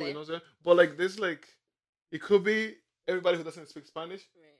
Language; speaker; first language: English; non-native, fluent; Spanish